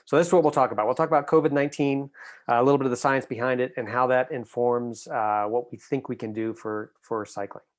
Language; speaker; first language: English; native; English